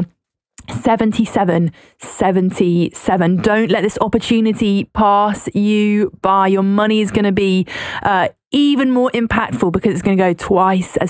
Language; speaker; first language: English; native; English